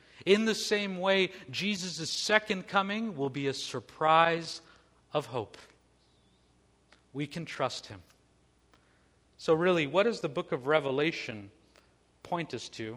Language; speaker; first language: English; native; English